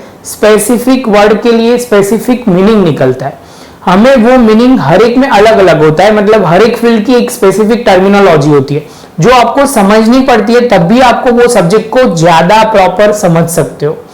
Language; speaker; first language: Hindi; non-native, local second language; Gujarati